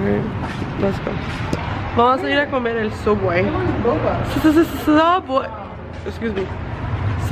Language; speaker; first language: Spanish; early bilingual, heritage; Spanish